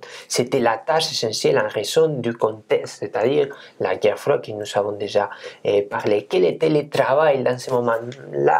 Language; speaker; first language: French; non-native, fluent; Spanish